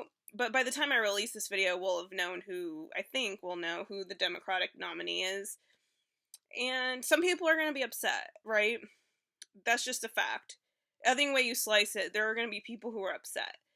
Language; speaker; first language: English; native; English